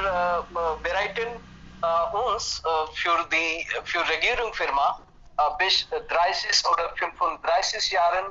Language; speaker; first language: German; non-native, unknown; Hindi